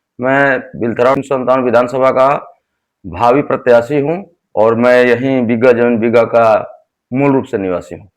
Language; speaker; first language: Hindi; native; Hindi